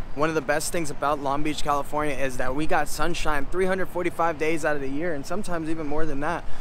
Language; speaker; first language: English; native; English